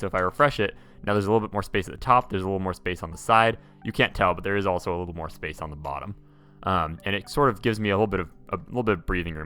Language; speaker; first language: English; native; English